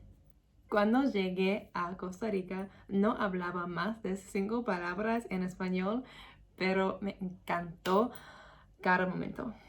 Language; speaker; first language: Spanish; non-native, learner; English